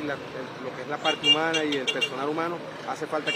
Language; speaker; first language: Spanish; native; Spanish